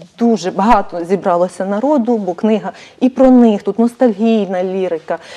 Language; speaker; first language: Ukrainian; native; Ukrainian